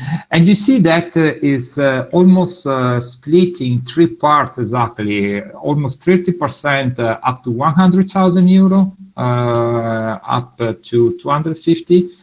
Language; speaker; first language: English; non-native, fluent; Italian